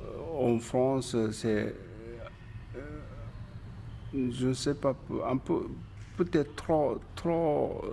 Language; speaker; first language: French; non-native, learner; Japanese